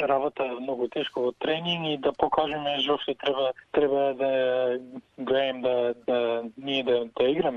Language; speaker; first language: Macedonian; early bilingual, heritage; Macedonian